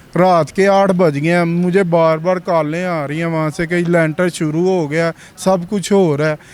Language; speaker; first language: Urdu; non-native, local second language; Punjabi